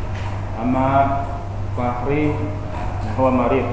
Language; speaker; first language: Arabic; non-native, fluent; Indonesian